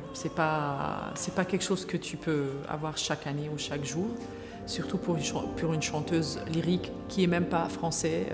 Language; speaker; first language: French; non-native, fluent; Arabic